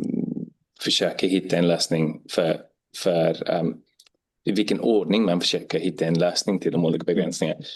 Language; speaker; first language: Swedish; non-native, fluent; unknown